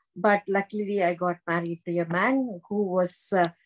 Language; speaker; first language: English; non-native, local second language; Tamil